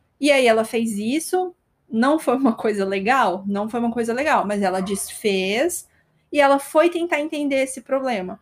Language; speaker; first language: Portuguese; native; Portuguese